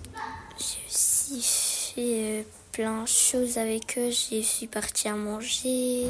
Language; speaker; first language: French; early bilingual, other home language; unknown